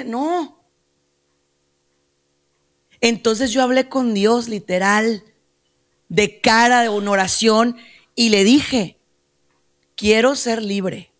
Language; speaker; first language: Spanish; native; Spanish